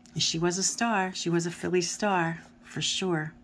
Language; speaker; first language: English; native; English